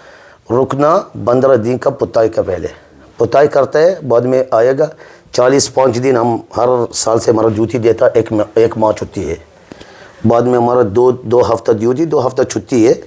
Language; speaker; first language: Hindi; non-native, learner; Arabic